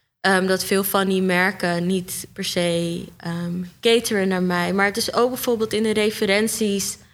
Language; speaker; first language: Dutch; native; Dutch